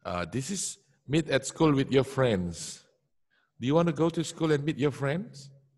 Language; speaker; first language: English; non-native, fluent; Indonesian